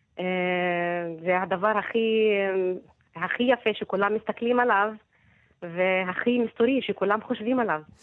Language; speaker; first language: Hebrew; non-native, local second language; Arabic